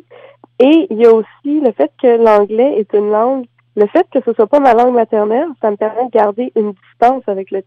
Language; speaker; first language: French; native; French